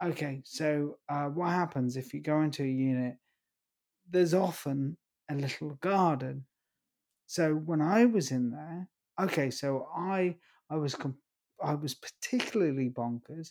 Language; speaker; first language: English; native; English